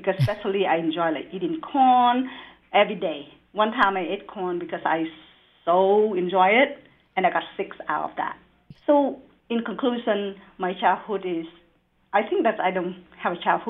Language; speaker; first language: English; non-native, learner; Vietnamese